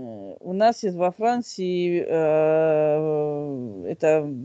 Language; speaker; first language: Russian; non-native, fluent; French